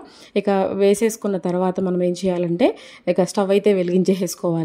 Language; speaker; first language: Telugu; native; Telugu